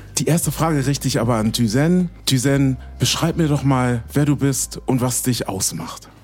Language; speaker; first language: German; native; German